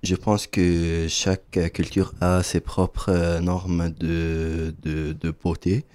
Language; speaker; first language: French; non-native, learner; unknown